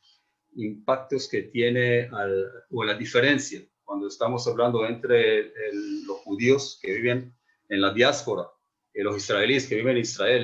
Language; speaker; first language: Spanish; non-native, fluent; Hebrew